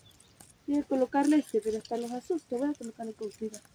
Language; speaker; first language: Portuguese; non-native, learner; Spanish